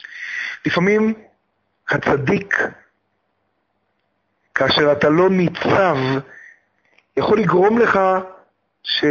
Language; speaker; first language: Hebrew; native; Hebrew